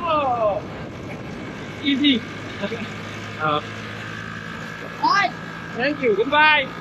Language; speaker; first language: English; non-native, learner; French